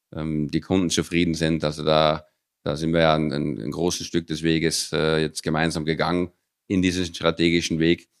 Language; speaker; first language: German; early bilingual, other home language; Dutch